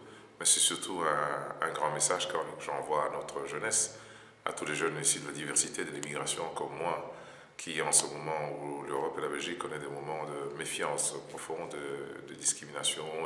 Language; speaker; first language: French; non-native, local second language; Lingala